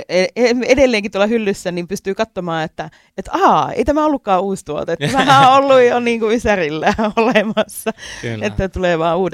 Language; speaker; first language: Finnish; native; Finnish